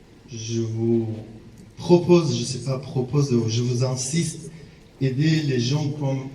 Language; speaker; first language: French; non-native, fluent; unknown